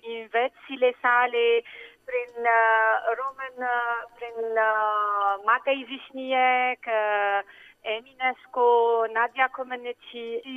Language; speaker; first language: Romanian; non-native, learner; Arabic